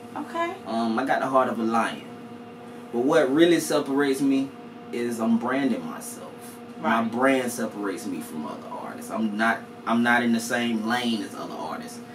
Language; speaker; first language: English; native; English